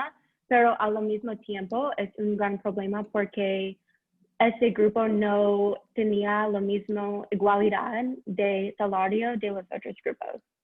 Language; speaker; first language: Spanish; non-native, learner; English